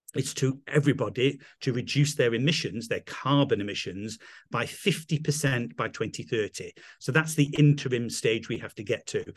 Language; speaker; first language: English; native; English